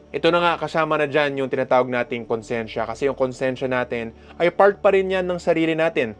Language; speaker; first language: Filipino; non-native, local second language; Cebuano